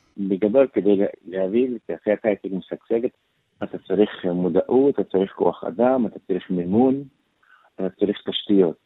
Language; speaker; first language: Hebrew; non-native, local second language; Arabic